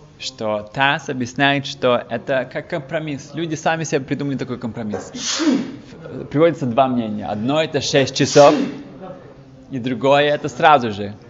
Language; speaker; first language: Russian; early bilingual, heritage; Russian